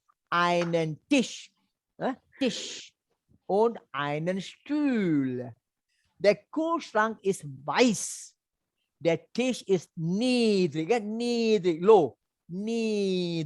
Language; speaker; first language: German; non-native, learner; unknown